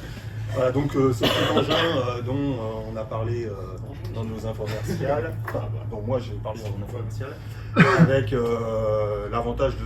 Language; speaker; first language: French; native; French